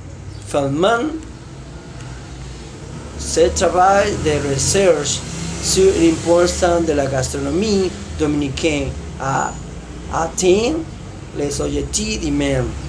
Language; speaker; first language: French; non-native, learner; Spanish